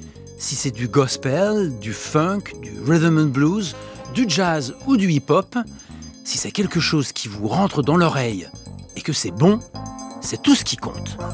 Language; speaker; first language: French; native; French